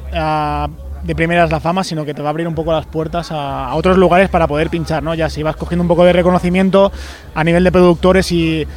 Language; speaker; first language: Spanish; native; Spanish